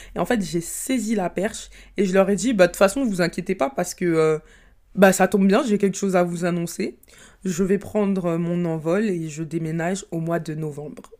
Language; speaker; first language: French; early bilingual, other home language; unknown